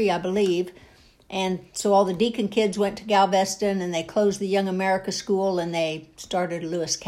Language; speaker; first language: English; native; English